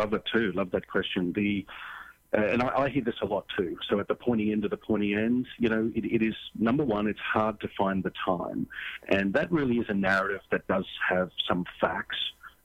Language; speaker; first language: English; native; English